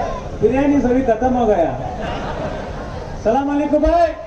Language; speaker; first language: Hindi; non-native, local second language; Kannada